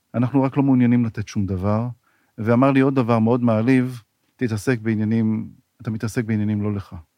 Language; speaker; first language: Hebrew; native; Hebrew